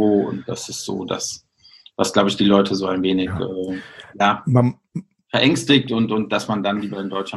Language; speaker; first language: German; native; German